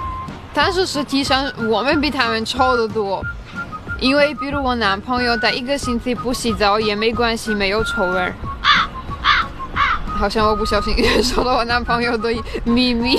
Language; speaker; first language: Chinese; non-native, fluent; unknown